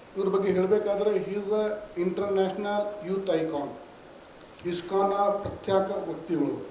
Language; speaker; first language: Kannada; native; Kannada